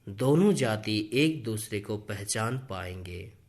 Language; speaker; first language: Hindi; non-native, local second language; Bangla